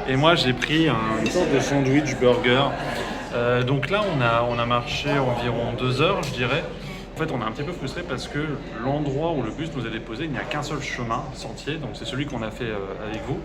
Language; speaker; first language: French; native; French